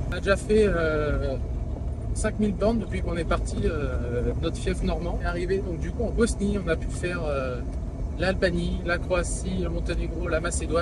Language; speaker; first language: French; native; French